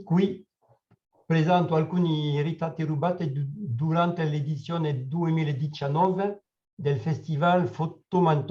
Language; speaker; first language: Italian; non-native, learner; French